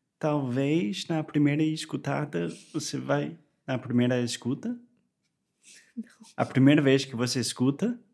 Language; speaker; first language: Portuguese; non-native, fluent; English